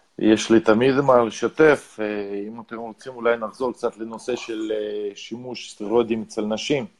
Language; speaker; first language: Hebrew; non-native, fluent; Russian